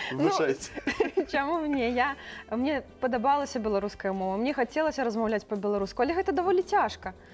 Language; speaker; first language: Belarusian; non-native, local second language; Russian